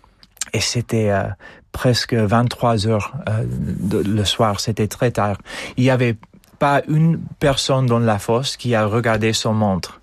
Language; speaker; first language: French; non-native, fluent; English